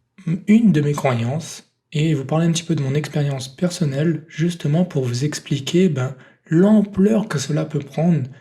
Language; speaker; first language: French; native; French